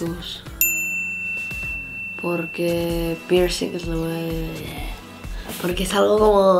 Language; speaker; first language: Spanish; early bilingual, heritage; Spanish